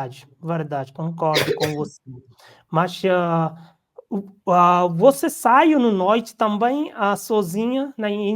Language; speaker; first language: Portuguese; non-native, learner; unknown